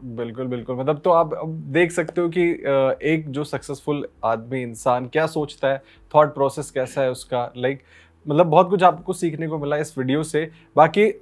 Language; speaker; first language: Hindi; native; Hindi